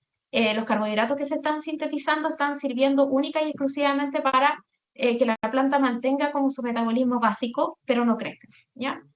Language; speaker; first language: Spanish; native; Spanish